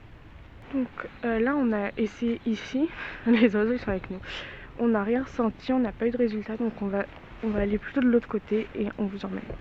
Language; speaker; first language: French; native; French